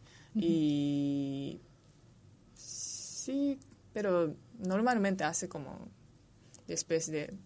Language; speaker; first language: Spanish; non-native, fluent; Japanese